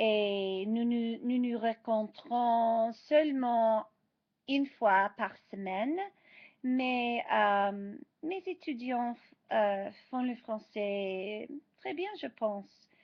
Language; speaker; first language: French; non-native, fluent; English